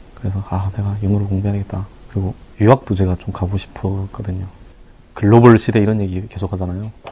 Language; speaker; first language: Korean; native; Korean